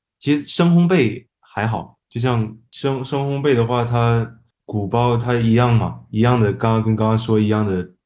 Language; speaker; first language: Chinese; non-native, fluent; Japanese